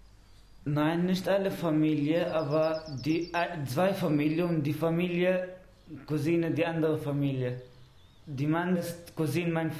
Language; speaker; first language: German; non-native, learner; Arabic